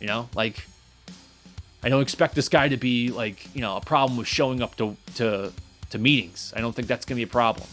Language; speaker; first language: English; native; English